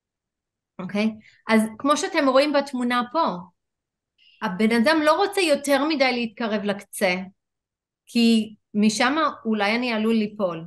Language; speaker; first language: Hebrew; non-native, fluent; English